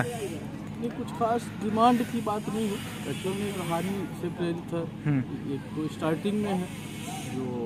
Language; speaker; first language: Hindi; native; Hindi